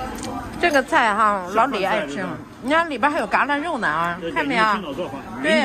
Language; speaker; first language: Chinese; native; Chinese